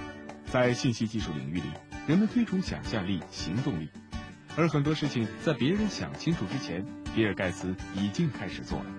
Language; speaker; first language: Chinese; native; Chinese